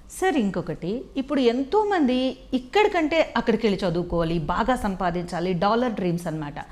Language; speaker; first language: Telugu; native; Telugu